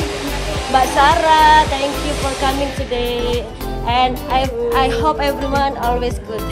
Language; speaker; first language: English; non-native, learner; Indonesian